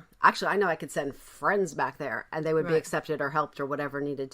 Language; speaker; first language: English; native; English